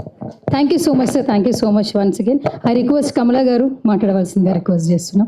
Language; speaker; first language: Telugu; native; Telugu